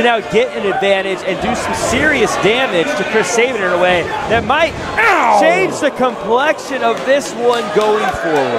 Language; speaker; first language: English; native; English